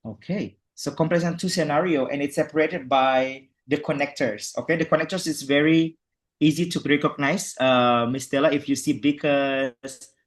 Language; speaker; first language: English; non-native, fluent; Indonesian